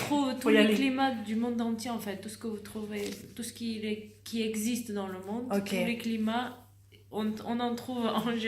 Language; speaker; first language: French; early bilingual, other home language; Georgian